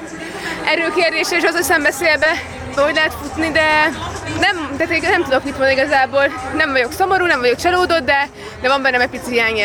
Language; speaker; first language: Hungarian; native; Hungarian